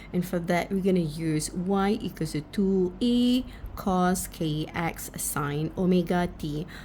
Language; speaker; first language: English; non-native, local second language; Malay